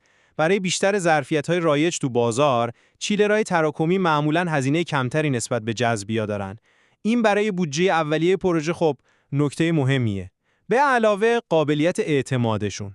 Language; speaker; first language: Persian; native; Persian